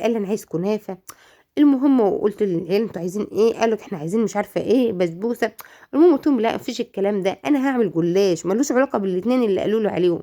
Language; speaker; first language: Arabic; native; Arabic